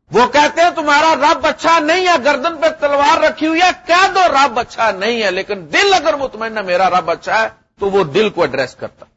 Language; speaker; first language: Urdu; non-native, local second language; Punjabi